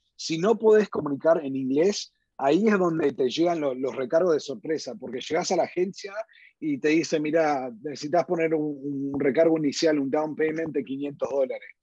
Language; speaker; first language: Spanish; early bilingual, heritage; Spanish